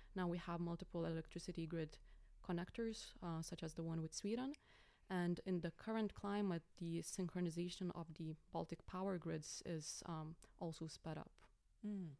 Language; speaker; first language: English; non-native, fluent; Lithuanian